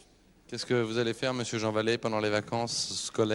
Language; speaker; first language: French; native; French